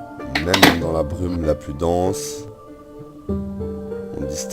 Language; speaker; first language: French; native; French